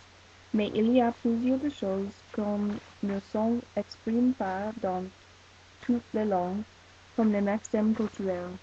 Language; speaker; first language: French; non-native, learner; English